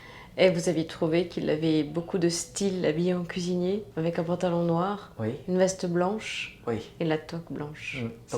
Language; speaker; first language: French; native; French